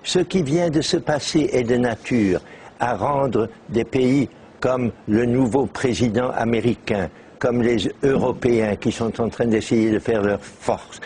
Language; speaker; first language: French; native; French